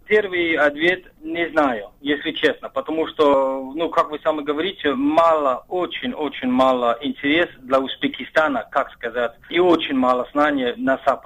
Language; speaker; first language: Russian; non-native, fluent; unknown